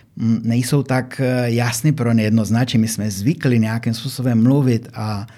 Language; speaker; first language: Czech; non-native, fluent; Romanian